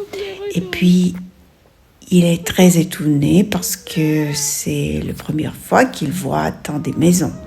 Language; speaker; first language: French; non-native, fluent; Russian